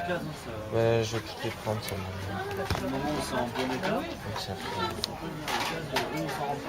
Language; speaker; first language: French; native; French